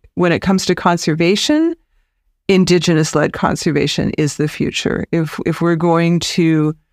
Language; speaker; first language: English; native; English